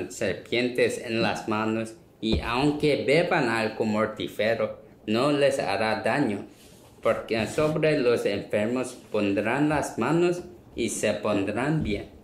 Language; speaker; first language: Spanish; non-native, learner; Korean